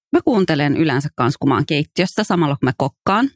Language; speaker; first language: Finnish; early bilingual, other home language; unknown